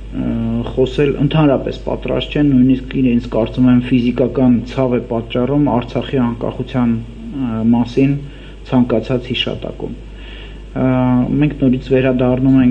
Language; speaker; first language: Armenian; native; Armenian